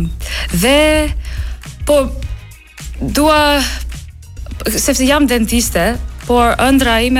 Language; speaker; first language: Albanian; non-native, learner; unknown